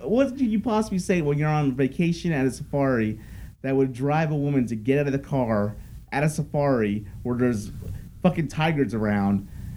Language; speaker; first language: English; native; English